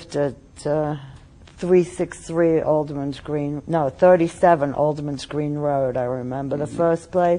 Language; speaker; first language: English; early bilingual, other home language; German